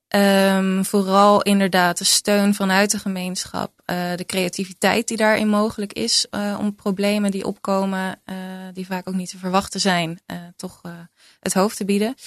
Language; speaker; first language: Dutch; native; Dutch